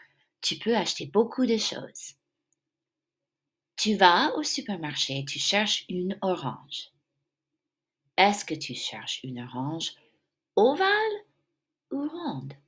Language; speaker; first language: French; non-native, fluent; English